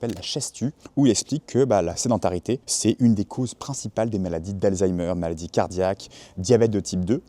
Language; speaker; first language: French; native; French